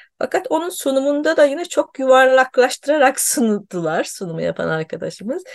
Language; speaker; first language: Turkish; native; Turkish